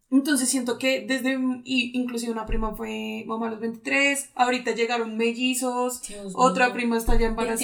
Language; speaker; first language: Spanish; native; Spanish